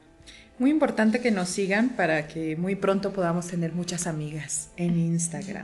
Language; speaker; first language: Spanish; native; Spanish